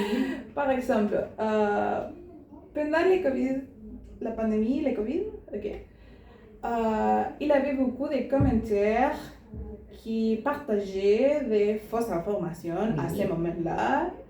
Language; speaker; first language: French; non-native, learner; Spanish